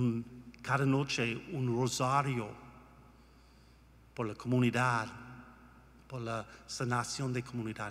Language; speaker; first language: Spanish; non-native, learner; English